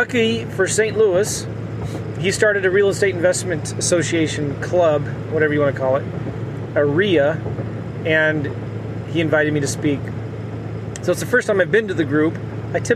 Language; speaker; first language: English; native; English